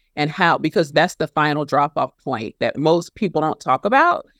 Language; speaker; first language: English; native; English